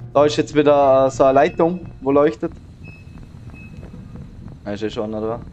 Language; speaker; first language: German; native; German